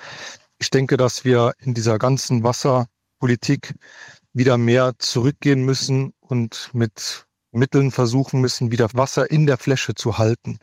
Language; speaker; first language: German; native; German